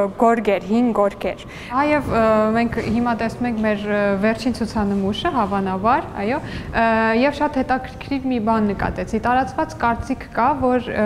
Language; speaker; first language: Armenian; native; Armenian